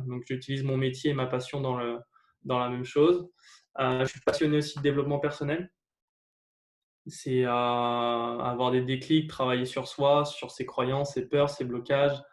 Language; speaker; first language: French; native; French